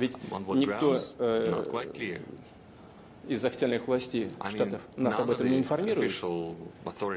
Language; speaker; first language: Russian; native; Russian